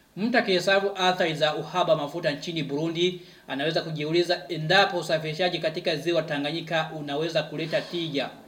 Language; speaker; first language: Swahili; non-native, local second language; Rundi